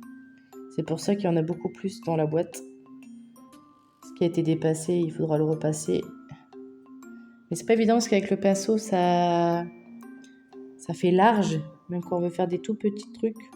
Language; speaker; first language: French; native; French